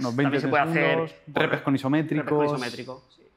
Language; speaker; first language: Spanish; native; Spanish